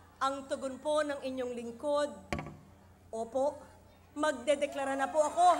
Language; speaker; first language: Filipino; native; Filipino